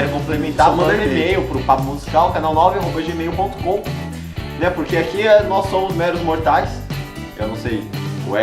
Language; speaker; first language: Portuguese; native; Portuguese